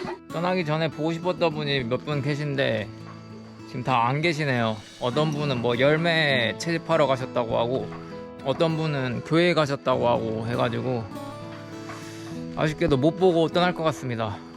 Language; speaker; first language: Korean; native; Korean